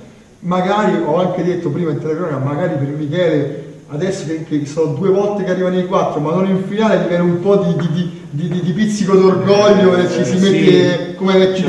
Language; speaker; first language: Italian; native; Italian